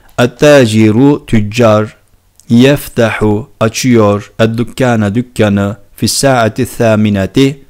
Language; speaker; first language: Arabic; non-native, fluent; Turkish